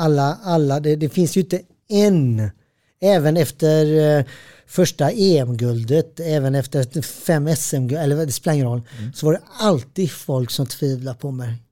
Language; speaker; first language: Swedish; early bilingual, other home language; Serbian